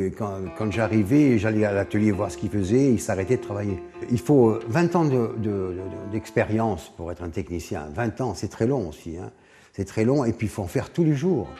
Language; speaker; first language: French; native; French